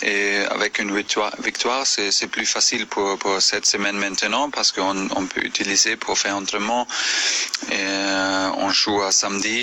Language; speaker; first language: French; non-native, fluent; German